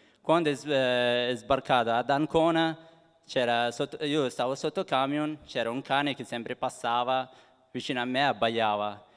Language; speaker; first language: Italian; non-native, fluent; Persian